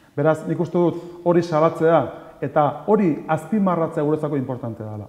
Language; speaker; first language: Basque; native; Basque